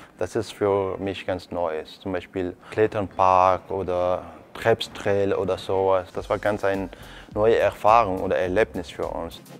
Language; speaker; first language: German; non-native, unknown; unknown